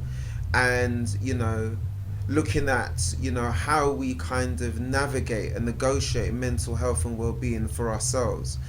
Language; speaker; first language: English; native; English